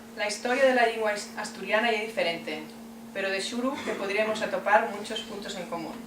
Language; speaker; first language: Asturian; non-native, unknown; Catalan